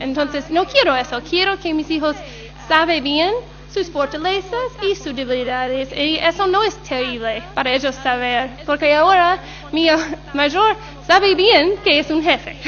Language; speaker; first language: Spanish; non-native, learner; English